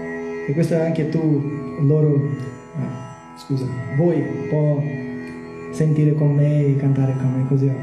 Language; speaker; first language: Italian; non-native, learner; Portuguese